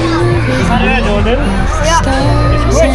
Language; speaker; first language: German; non-native, learner; Tibetan